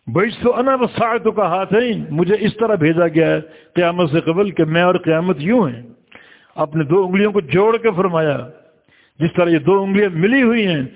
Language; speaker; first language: Urdu; native; Urdu